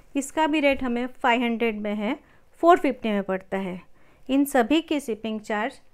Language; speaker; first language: Hindi; non-native, local second language; Marathi